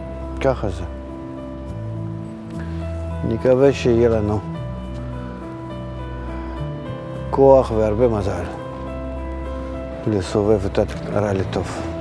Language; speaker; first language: Hebrew; non-native, fluent; Russian